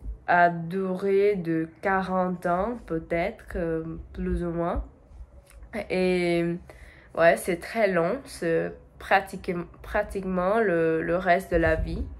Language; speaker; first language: French; non-native, learner; Portuguese